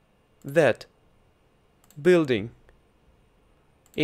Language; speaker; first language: English; non-native, learner; Russian